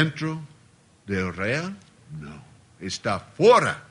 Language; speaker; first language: Spanish; non-native, learner; Portuguese